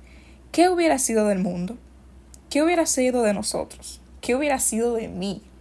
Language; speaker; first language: Spanish; native; Spanish